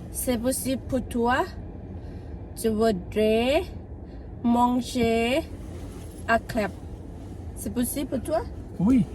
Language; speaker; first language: French; non-native, learner; Thai